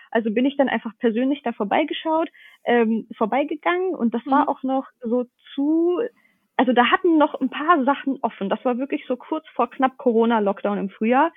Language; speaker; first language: German; early bilingual, other home language; Russian